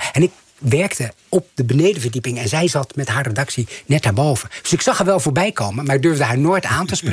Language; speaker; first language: Dutch; native; Dutch